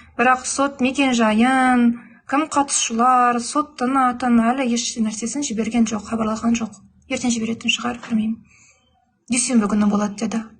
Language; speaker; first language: Kazakh; native; Kazakh